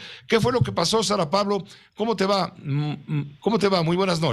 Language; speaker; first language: Spanish; native; Spanish